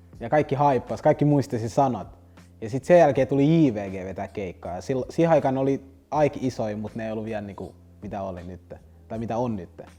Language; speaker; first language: Finnish; early bilingual, other home language; Lingala